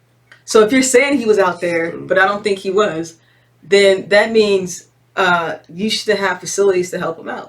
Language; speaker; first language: English; native; English